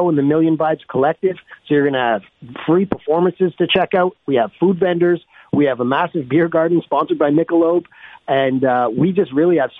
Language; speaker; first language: English; native; English